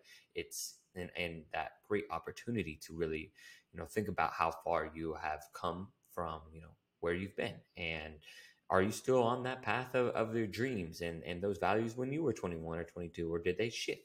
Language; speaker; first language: English; native; English